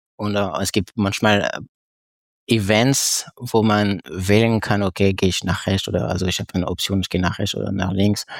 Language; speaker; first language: German; non-native, fluent; French